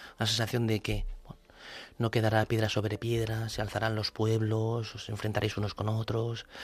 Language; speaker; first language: Spanish; native; Spanish